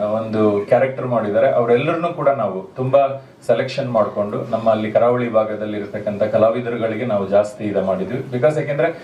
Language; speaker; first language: Kannada; non-native, local second language; Tulu